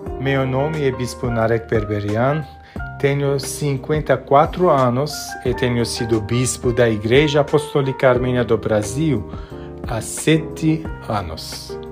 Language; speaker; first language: Portuguese; non-native, fluent; Armenian